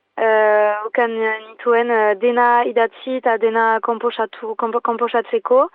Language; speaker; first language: Basque; non-native, local second language; French